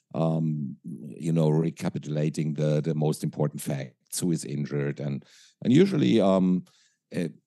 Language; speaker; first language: English; non-native, fluent; German